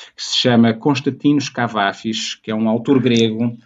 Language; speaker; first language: Portuguese; native; Portuguese